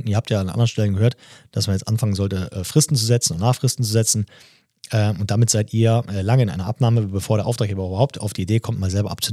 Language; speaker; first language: German; native; German